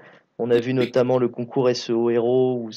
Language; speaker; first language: French; native; French